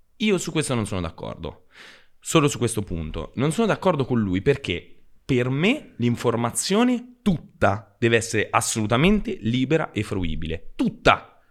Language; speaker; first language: Italian; native; Italian